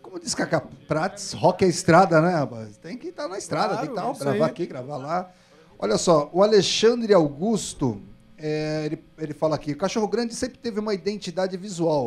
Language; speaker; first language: Portuguese; native; Portuguese